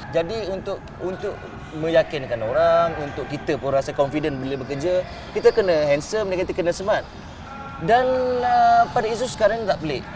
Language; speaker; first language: Malay; native; Malay